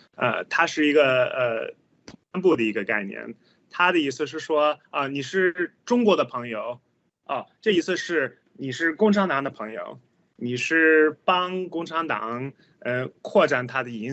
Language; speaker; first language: Chinese; non-native, fluent; English